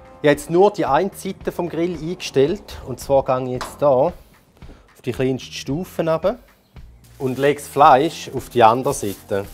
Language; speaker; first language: German; native; German